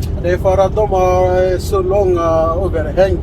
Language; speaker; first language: Swedish; non-native, fluent; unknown